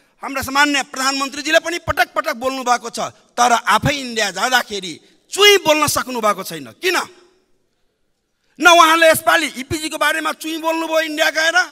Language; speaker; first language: Nepali; non-native, local second language; Maithili